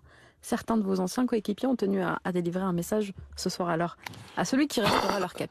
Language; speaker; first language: French; native; French